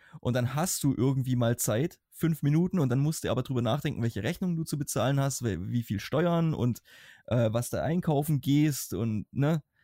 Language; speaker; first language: German; native; German